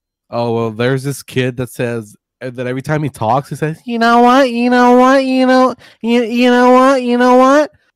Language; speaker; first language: English; non-native, local second language; Spanish